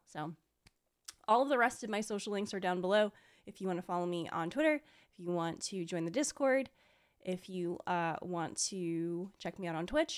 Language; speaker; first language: English; native; English